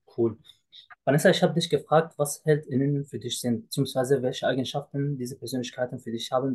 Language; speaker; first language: German; native; German